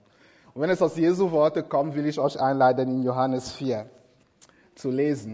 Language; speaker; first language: German; non-native, fluent; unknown